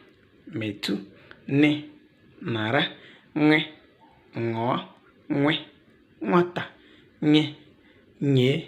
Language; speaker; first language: Igbo; native; Igbo